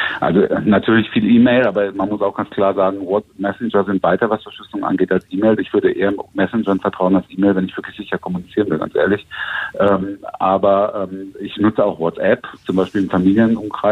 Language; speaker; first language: German; native; German